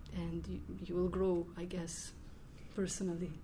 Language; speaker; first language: English; non-native, fluent; Croatian